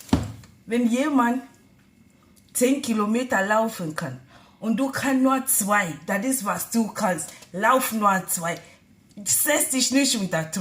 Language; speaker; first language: German; non-native, learner; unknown